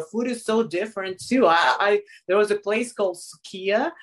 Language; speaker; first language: English; non-native, fluent; Russian